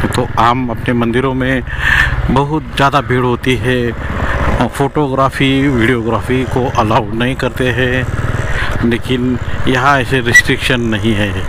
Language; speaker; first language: Hindi; non-native, local second language; Marathi